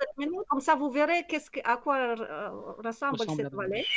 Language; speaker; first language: French; non-native, learner; Kyrgyz